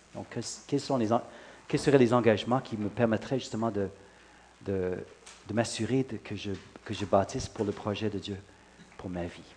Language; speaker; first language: French; non-native, fluent; English